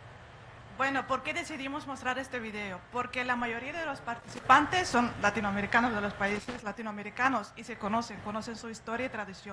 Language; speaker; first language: Spanish; non-native, fluent; Azerbaijani